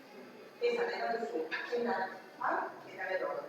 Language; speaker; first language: Basque; non-native, local second language; Spanish